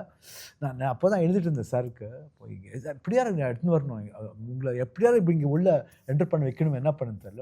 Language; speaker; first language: Tamil; non-native, local second language; Kannada